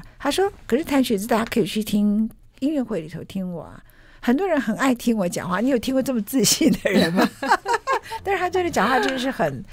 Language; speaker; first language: Chinese; native; Chinese